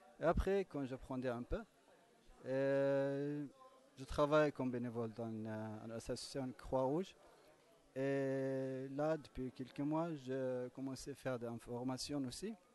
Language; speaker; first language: French; non-native, learner; Kurdish